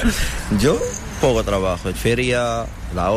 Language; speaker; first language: Spanish; non-native, learner; Arabic